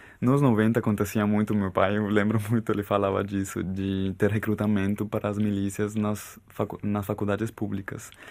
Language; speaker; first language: Portuguese; non-native, fluent; Spanish